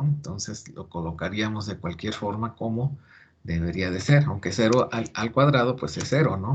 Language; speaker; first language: Spanish; native; Spanish